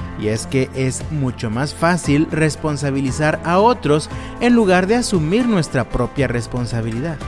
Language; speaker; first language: Spanish; native; Spanish